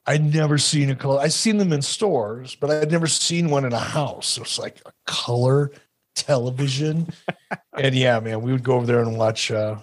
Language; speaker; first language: English; native; English